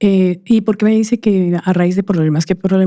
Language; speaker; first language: Spanish; native; Spanish